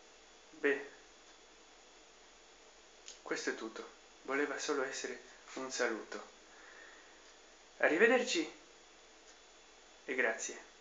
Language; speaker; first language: Italian; non-native, fluent; Spanish